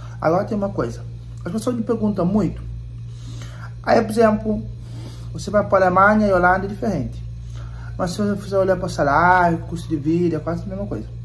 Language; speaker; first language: Portuguese; non-native, local second language; Kabuverdianu